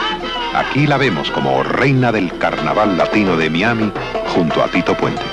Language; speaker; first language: Spanish; native; Spanish